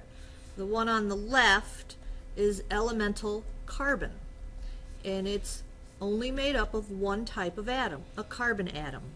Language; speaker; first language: English; native; English